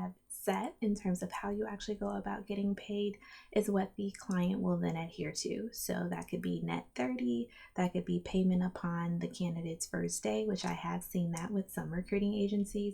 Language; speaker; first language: English; native; English